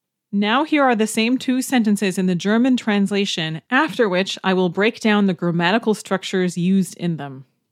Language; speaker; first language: English; native; English